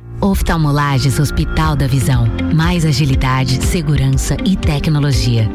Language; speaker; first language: Portuguese; native; Portuguese